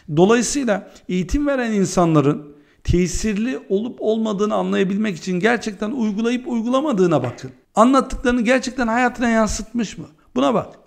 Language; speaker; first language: Turkish; early bilingual, heritage; Turkish